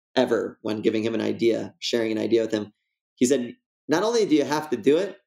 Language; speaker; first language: English; native; English